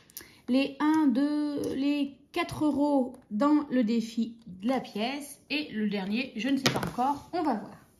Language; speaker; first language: French; native; French